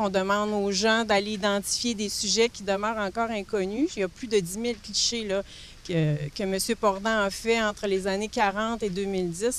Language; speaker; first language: French; native; French